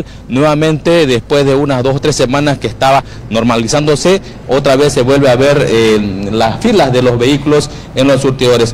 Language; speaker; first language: Spanish; native; Spanish